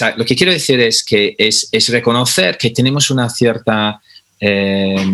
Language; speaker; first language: Spanish; non-native, fluent; English